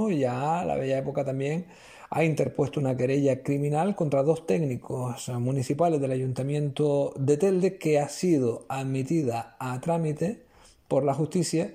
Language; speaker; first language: Spanish; native; Spanish